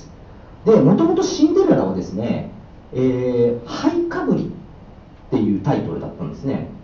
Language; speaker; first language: Japanese; native; Japanese